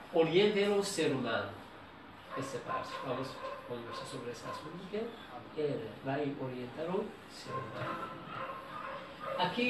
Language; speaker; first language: Portuguese; non-native, learner; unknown